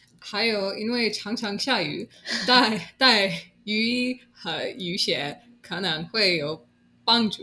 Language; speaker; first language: Chinese; non-native, learner; English